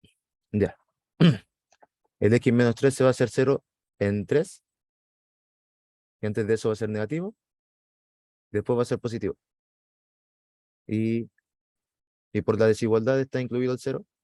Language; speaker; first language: Spanish; native; Spanish